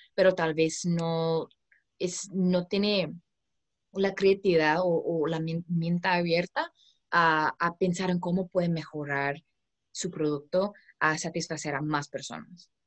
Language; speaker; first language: Spanish; non-native, fluent; English